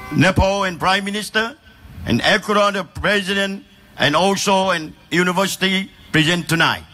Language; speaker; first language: English; non-native, learner; Vietnamese